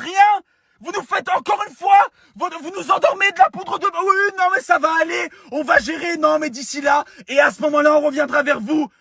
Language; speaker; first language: French; native; French